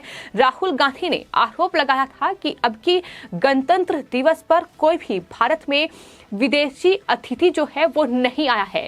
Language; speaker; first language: Hindi; native; Hindi